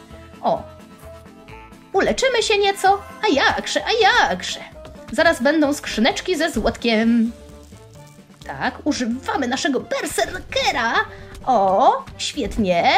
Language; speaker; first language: Polish; native; Polish